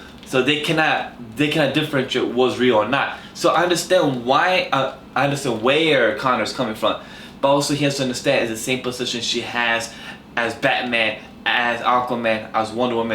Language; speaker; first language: English; native; English